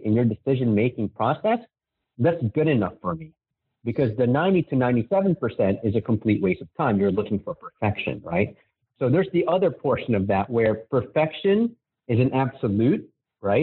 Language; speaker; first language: English; non-native, local second language; Filipino